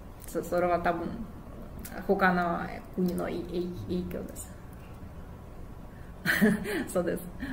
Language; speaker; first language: Japanese; non-native, fluent; Russian